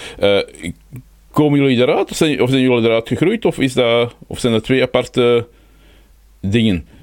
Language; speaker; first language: Dutch; native; Dutch